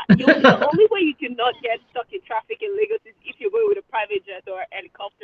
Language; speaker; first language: English; non-native, local second language; Yoruba